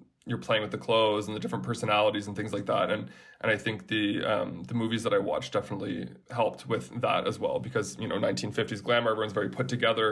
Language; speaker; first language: English; native; English